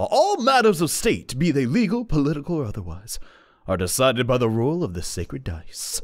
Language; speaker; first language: English; native; English